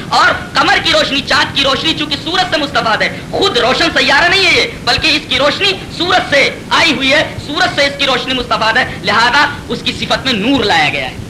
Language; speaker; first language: Urdu; native; Urdu